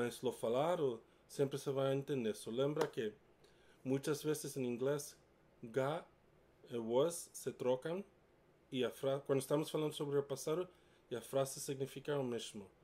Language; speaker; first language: Portuguese; non-native, learner; English